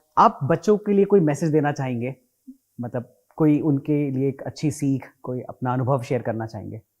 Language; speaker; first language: Hindi; native; Hindi